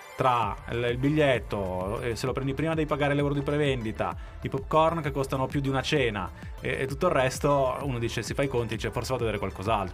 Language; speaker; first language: Italian; native; Italian